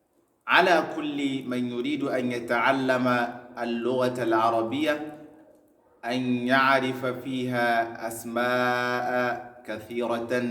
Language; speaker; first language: Arabic; non-native, fluent; Hausa